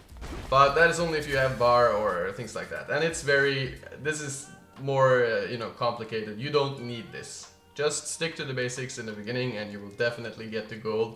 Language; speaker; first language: English; non-native, fluent; Norwegian